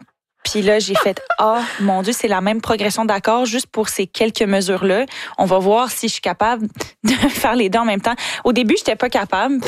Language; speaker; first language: French; native; French